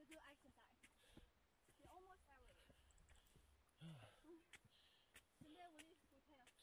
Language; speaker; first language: English; non-native, learner; Chinese